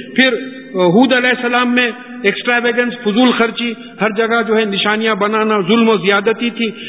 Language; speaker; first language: Urdu; native; Urdu